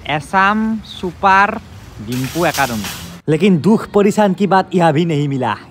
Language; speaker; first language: Hindi; non-native, local second language; Assamese